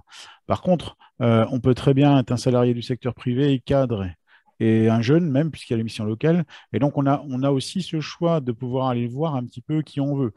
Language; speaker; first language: French; native; French